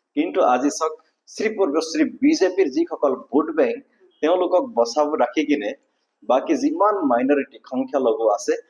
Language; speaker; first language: Assamese; non-native, local second language; Nepali